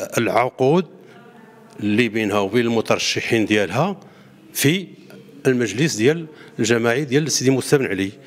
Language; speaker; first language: Arabic; native; Arabic